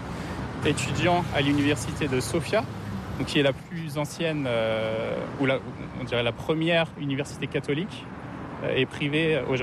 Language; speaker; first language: French; native; French